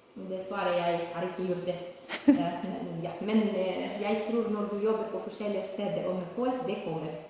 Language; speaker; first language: Norwegian; non-native, learner; Ukrainian